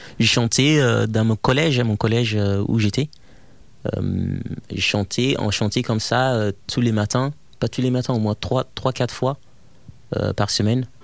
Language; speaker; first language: French; non-native, fluent; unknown